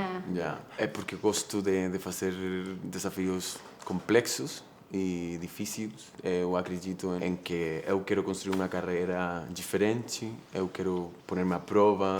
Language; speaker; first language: Portuguese; non-native, fluent; Spanish